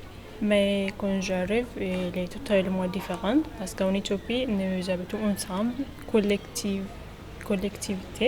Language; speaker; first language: French; non-native, learner; Amharic